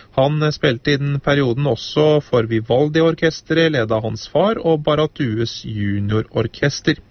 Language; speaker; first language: Norwegian; native; Norwegian